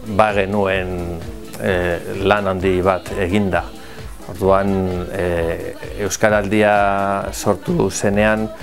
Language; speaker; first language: Basque; non-native, local second language; Spanish